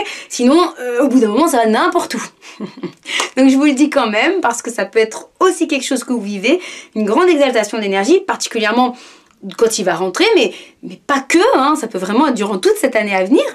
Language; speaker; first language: French; native; French